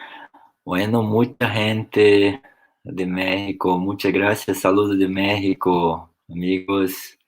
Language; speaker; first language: Spanish; non-native, fluent; Portuguese